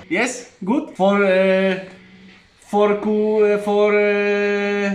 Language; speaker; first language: English; non-native, learner; Polish